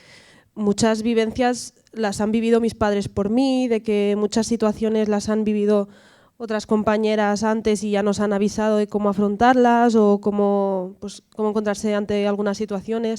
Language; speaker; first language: Spanish; native; Spanish